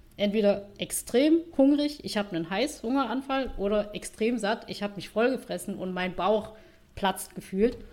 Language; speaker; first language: German; non-native, fluent; Vietnamese